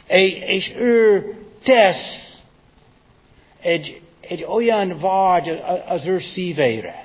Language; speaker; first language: Hungarian; non-native, fluent; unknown